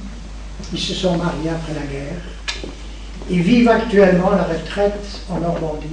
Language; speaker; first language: French; native; French